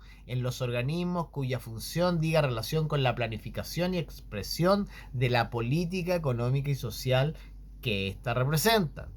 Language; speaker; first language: Spanish; native; Spanish